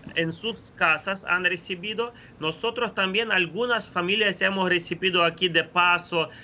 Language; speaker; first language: Spanish; non-native, fluent; Ukrainian